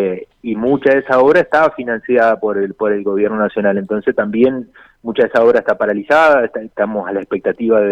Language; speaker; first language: Spanish; native; Spanish